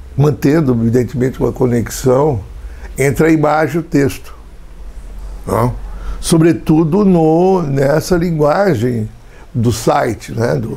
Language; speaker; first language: Portuguese; native; Portuguese